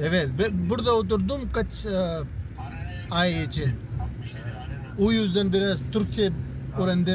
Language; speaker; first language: Turkish; non-native, learner; Urdu